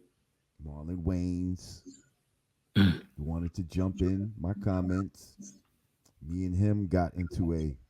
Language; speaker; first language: English; native; English